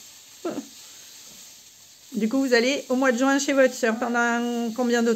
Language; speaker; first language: French; native; French